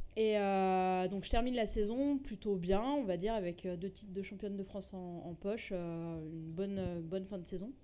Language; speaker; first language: French; native; French